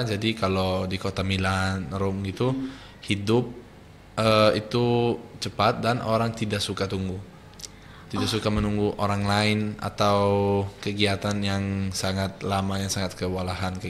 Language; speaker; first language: Indonesian; non-native, fluent; Italian